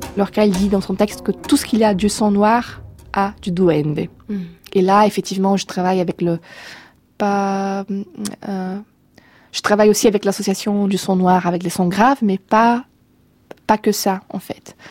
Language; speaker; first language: French; non-native, fluent; Portuguese